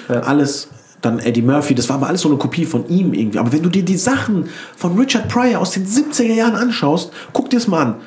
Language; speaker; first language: German; early bilingual, other home language; Turkish